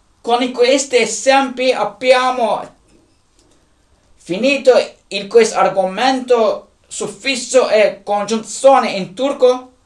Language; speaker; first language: Italian; non-native, learner; Turkish